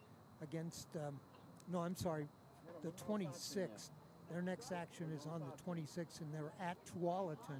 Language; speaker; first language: English; native; English